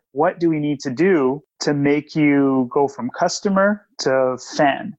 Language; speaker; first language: English; native; English